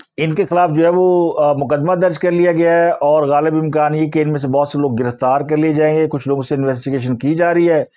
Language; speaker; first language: Urdu; native; Urdu